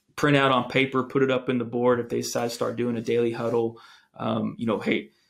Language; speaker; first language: English; native; English